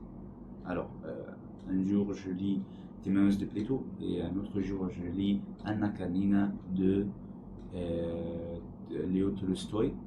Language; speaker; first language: French; non-native, learner; Arabic